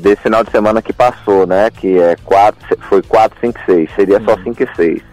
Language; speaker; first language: Portuguese; native; Portuguese